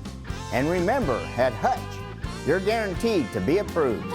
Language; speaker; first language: English; native; English